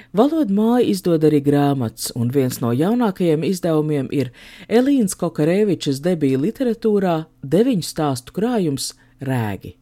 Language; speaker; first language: Latvian; native; Latvian